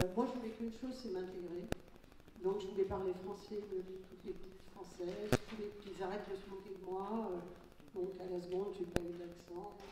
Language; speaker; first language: French; early bilingual, other home language; Catalan